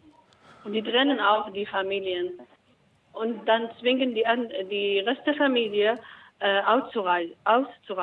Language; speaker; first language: German; non-native, learner; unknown